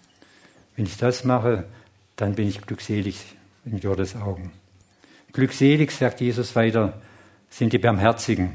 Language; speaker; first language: German; non-native, fluent; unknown